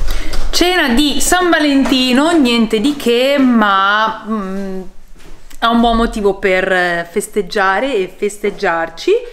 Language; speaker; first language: Italian; native; Italian